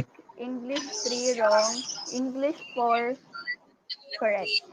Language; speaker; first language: English; non-native, local second language; Filipino